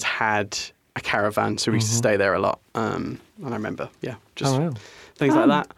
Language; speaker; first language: English; native; English